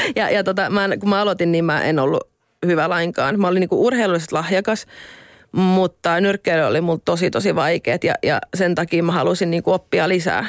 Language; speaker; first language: Finnish; non-native, local second language; Swedish